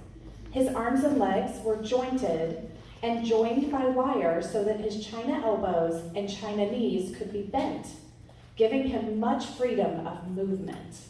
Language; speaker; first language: English; native; English